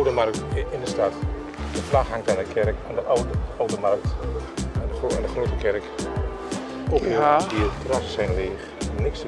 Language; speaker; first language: Dutch; native; Dutch